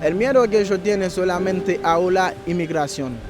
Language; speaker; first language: Spanish; non-native, learner; Haitian Creole